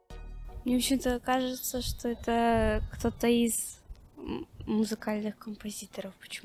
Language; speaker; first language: Russian; native; Russian